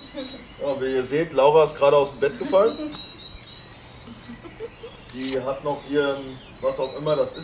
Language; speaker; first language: German; native; German